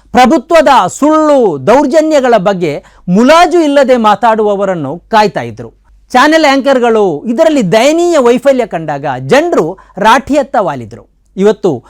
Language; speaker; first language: Kannada; native; Kannada